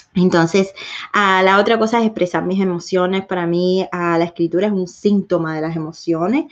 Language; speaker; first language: Spanish; native; Spanish